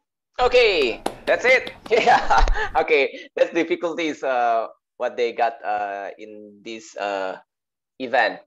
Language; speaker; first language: English; non-native, learner; Indonesian